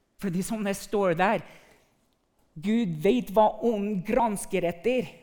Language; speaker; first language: Norwegian; non-native, fluent; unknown